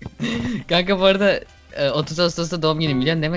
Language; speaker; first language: Turkish; native; Turkish